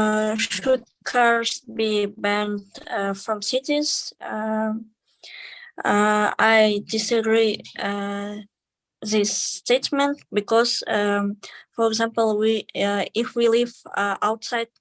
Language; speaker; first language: English; non-native, learner; Kazakh